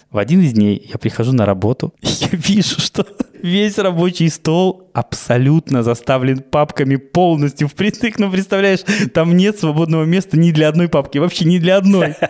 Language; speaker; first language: Russian; native; Russian